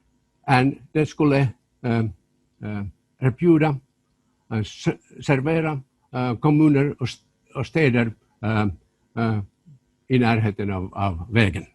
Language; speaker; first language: Swedish; non-native, local second language; Finnish